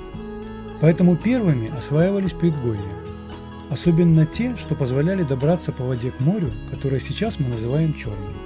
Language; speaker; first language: Russian; native; Russian